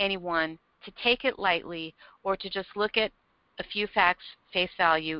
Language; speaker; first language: English; native; English